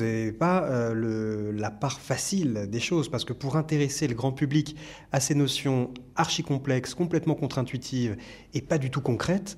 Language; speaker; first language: French; native; French